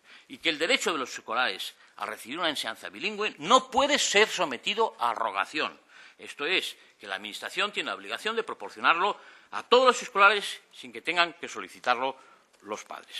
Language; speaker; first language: Spanish; native; Spanish